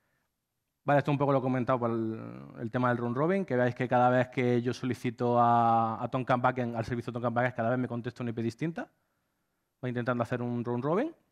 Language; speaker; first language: Spanish; native; Spanish